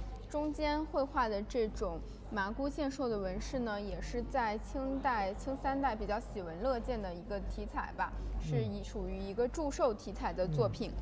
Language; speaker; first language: Chinese; native; Chinese